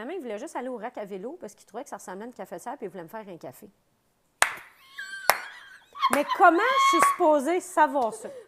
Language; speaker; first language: French; native; French